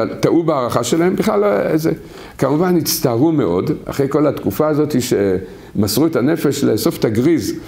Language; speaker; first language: Hebrew; native; Hebrew